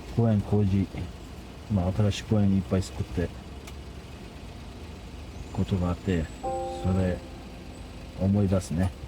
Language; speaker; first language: Japanese; non-native, fluent; Kurdish